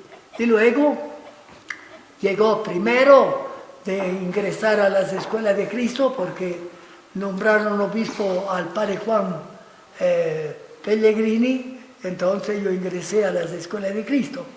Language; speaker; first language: Spanish; non-native, fluent; Italian